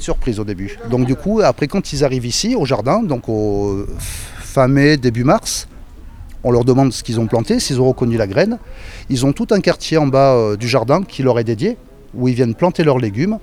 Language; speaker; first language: French; native; French